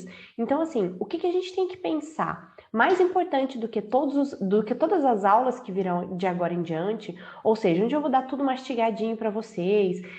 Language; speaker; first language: Portuguese; native; Portuguese